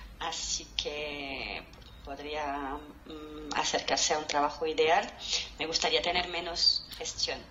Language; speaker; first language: Spanish; non-native, fluent; French